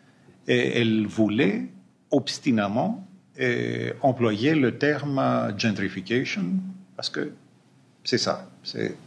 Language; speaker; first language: French; non-native, fluent; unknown